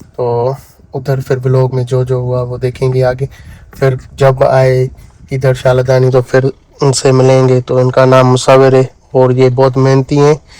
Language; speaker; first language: Urdu; non-native, local second language; Sindhi